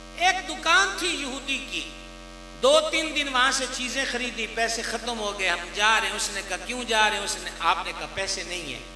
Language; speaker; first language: Urdu; non-native, local second language; Punjabi